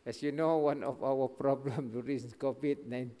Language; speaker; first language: English; non-native, local second language; Malay